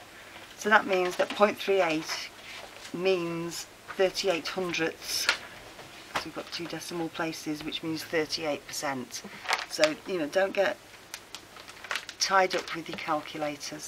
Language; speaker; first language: English; native; English